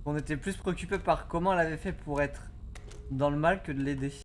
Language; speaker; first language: French; native; French